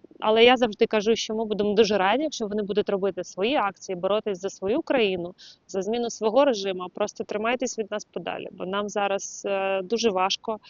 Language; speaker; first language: Ukrainian; non-native, local second language; Russian